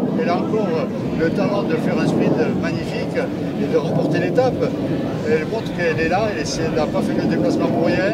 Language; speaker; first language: French; native; French